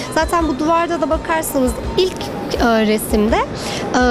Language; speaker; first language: Turkish; native; Turkish